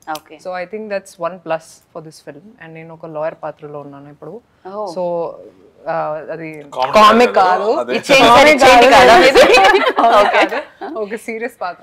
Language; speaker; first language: Telugu; non-native, fluent; Hindi